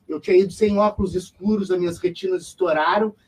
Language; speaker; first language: Portuguese; native; Portuguese